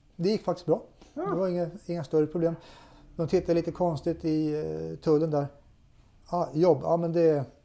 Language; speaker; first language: Swedish; native; Swedish